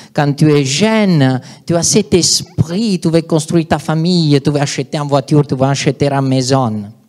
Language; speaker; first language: French; non-native, fluent; Italian